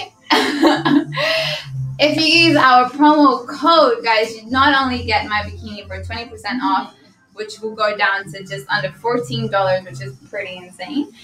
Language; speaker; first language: English; early bilingual, other home language; Portuguese